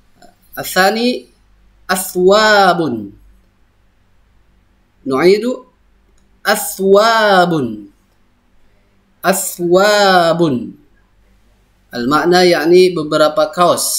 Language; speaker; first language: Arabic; non-native, fluent; Indonesian